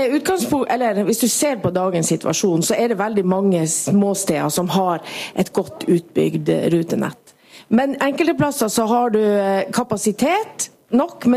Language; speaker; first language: Norwegian; native; Norwegian